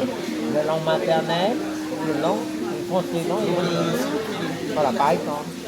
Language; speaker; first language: French; non-native, fluent; Thai